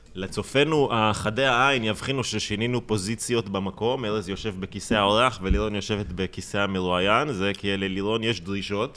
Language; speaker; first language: Hebrew; native; Hebrew